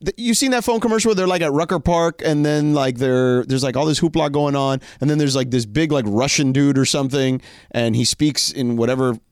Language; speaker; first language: English; native; English